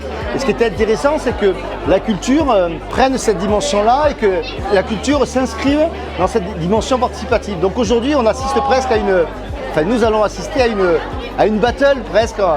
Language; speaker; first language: French; native; French